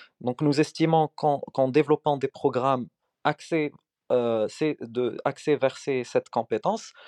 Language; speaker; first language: French; non-native, local second language; Arabic